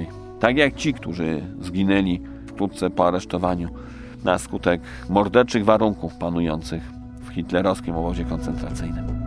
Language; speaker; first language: Polish; native; Polish